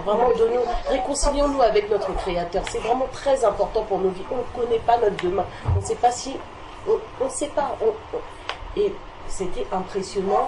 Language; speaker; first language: French; native; French